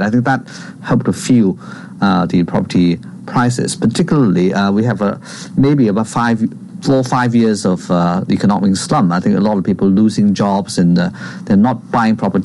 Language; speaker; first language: English; non-native, local second language; Cantonese